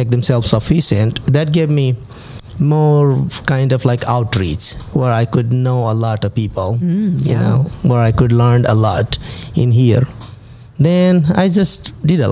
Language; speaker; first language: English; non-native, local second language; Nepali